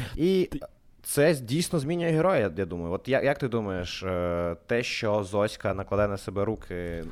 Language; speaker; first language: Ukrainian; non-native, local second language; Russian